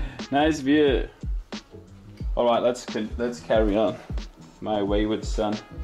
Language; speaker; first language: English; native; English